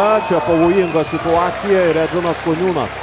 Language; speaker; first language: Lithuanian; native; Lithuanian